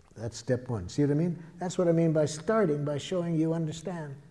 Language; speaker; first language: English; native; English